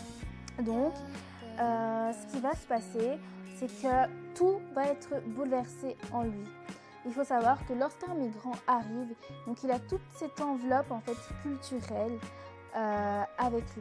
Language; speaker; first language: French; native; French